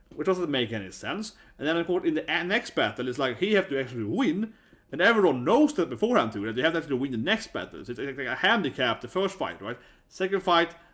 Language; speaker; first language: English; non-native, fluent; Swedish